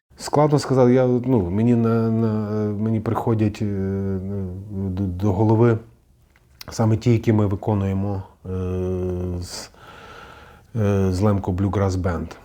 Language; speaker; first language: Ukrainian; native; Ukrainian